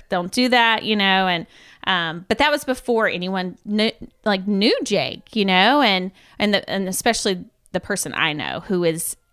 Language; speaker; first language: English; native; English